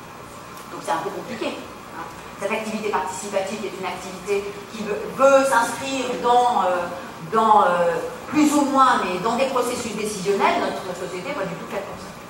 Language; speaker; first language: French; native; French